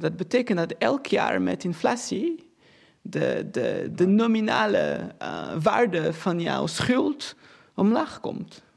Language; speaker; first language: Dutch; non-native, fluent; Portuguese